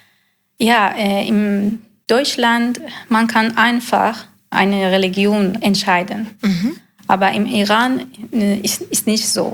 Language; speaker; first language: German; non-native, learner; Persian